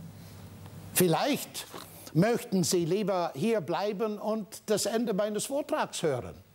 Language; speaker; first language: German; non-native, fluent; English